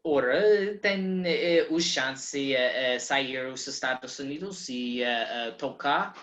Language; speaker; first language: Portuguese; non-native, learner; English